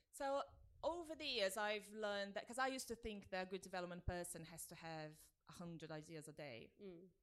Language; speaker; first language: English; non-native, fluent; Portuguese